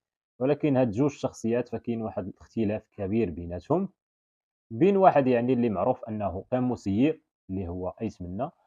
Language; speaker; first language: Arabic; native; Arabic